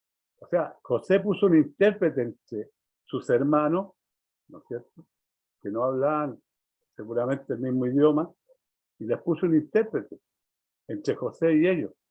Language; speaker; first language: Spanish; native; Spanish